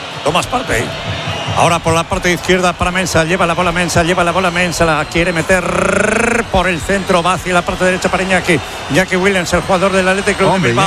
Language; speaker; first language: Spanish; native; Spanish